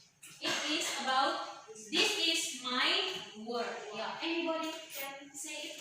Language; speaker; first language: English; non-native, learner; Indonesian